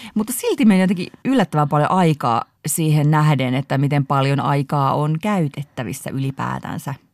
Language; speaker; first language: Finnish; native; Finnish